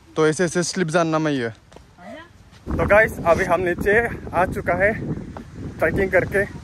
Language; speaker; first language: Hindi; non-native, local second language; Bodo